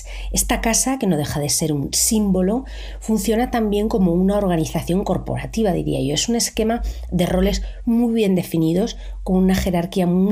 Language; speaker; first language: Spanish; native; Spanish